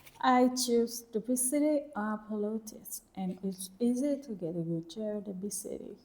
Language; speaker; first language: English; non-native, learner; Vietnamese